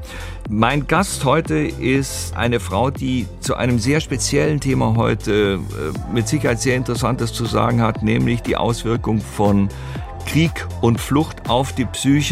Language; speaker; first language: German; native; German